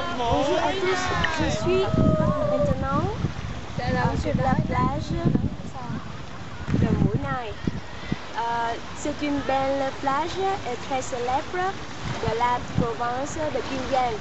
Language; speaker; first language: French; non-native, learner; Vietnamese